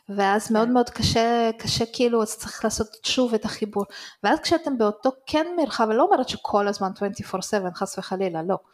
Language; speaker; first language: Hebrew; early bilingual, other home language; Russian